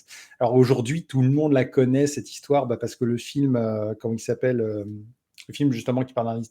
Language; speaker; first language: French; native; French